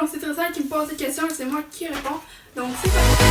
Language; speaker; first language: French; native; French